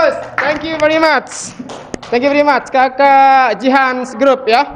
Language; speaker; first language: English; non-native, fluent; Indonesian